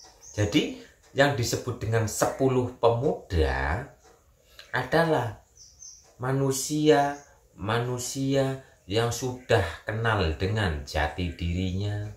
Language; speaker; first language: Indonesian; native; Indonesian